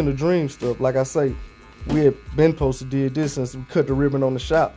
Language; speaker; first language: English; native; English